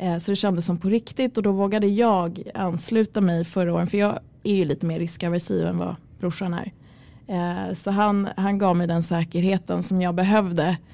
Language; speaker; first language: Swedish; early bilingual, other home language; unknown